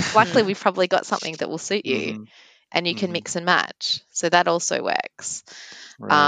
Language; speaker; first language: English; native; English